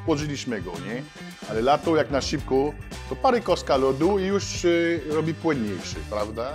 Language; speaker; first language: Polish; non-native, fluent; French